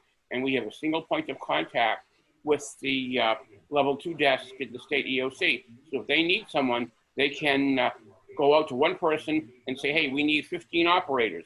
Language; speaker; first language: English; native; English